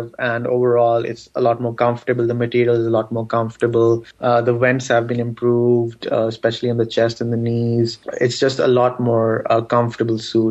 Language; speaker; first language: English; non-native, local second language; Urdu